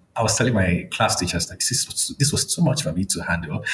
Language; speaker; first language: English; non-native, local second language; Yoruba